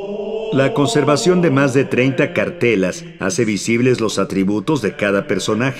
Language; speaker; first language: Spanish; native; Spanish